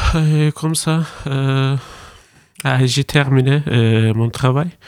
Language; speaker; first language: French; non-native, learner; Turkish